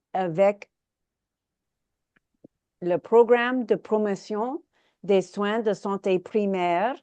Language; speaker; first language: French; non-native, learner; English